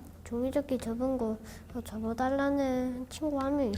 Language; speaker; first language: Korean; early bilingual, other home language; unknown